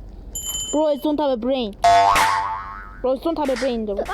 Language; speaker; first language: English; non-native, learner; Mongolian